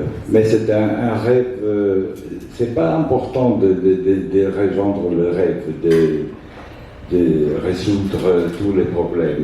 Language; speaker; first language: French; non-native, fluent; Italian